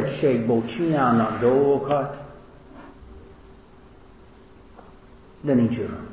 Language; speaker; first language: Hungarian; non-native, learner; English